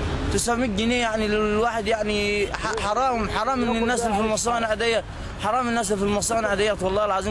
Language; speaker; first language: Arabic; native; Arabic